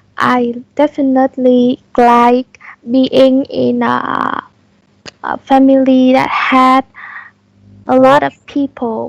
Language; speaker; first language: English; non-native, learner; Vietnamese